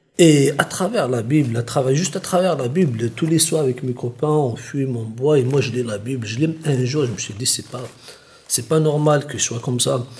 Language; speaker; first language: French; non-native, local second language; Kabyle